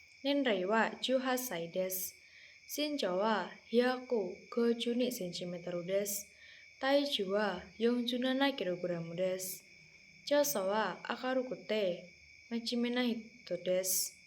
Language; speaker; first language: Japanese; non-native, learner; Indonesian